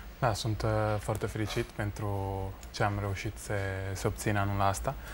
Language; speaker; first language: Romanian; non-native, fluent; Italian